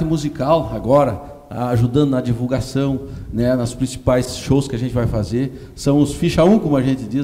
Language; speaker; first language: Portuguese; native; Portuguese